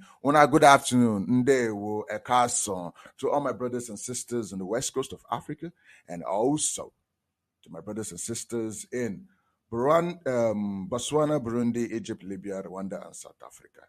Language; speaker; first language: English; non-native, local second language; Igbo